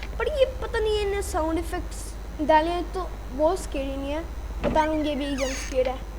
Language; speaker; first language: Urdu; native; Urdu